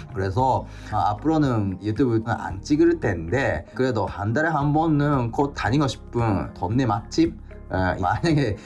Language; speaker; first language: Korean; non-native, fluent; Japanese